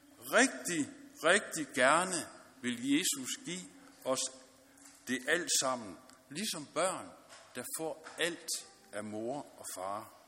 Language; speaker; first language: Danish; native; Danish